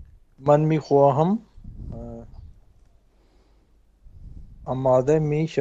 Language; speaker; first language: Persian; non-native, learner; Urdu